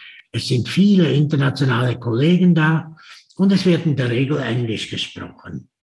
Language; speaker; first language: German; native; German